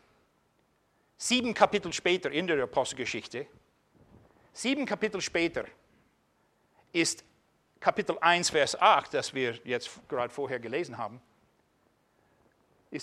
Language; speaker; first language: German; non-native, fluent; English